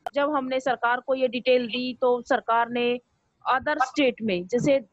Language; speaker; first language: Hindi; native; Hindi